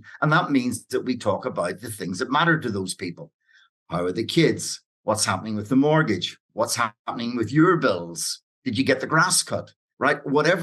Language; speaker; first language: English; native; English